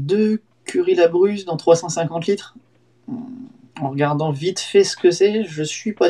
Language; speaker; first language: French; native; French